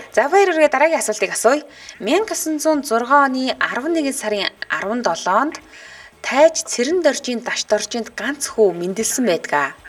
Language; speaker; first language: Mongolian; native; Mongolian